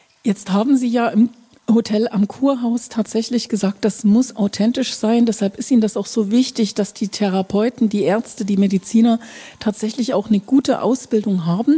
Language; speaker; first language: German; native; German